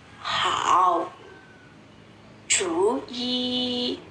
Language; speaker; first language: Chinese; non-native, learner; Indonesian